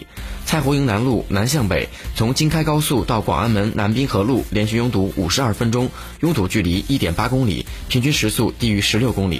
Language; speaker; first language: Chinese; native; Chinese